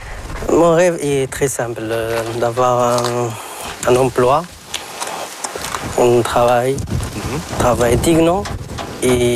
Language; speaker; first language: French; non-native, local second language; Arabic